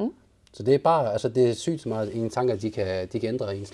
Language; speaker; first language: Danish; native; Danish